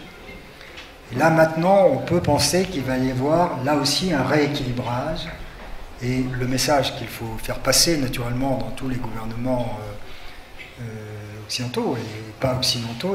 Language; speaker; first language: French; native; French